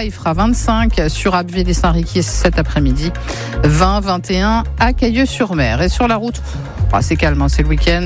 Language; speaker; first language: French; native; French